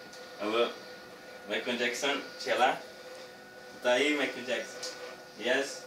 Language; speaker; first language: Portuguese; early bilingual, heritage; Portuguese